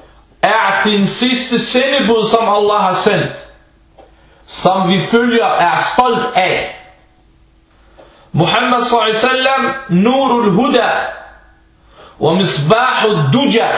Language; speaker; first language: Danish; early bilingual, other home language; Arabic